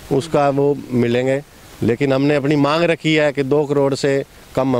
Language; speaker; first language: Hindi; native; Hindi